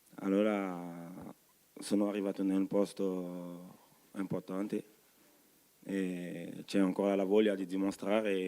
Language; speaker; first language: Italian; non-native, learner; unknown